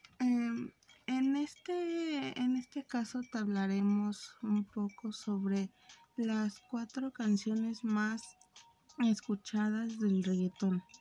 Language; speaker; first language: Spanish; native; Spanish